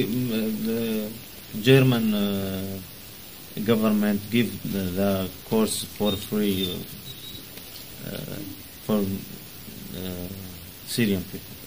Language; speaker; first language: English; non-native, learner; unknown